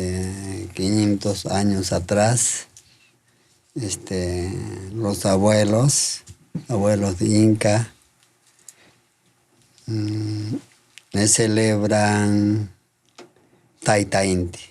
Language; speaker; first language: Spanish; non-native, local second language; Quechua